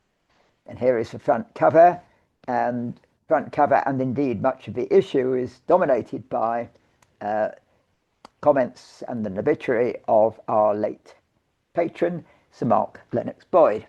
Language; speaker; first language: English; native; English